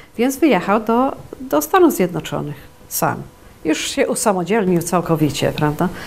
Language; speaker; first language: Polish; early bilingual, heritage; Polish